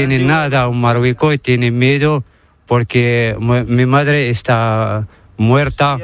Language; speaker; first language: Spanish; non-native, learner; Arabic